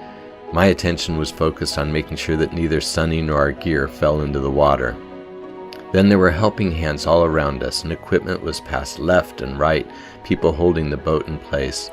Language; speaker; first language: English; native; English